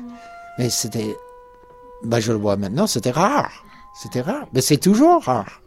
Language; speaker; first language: French; non-native, fluent; English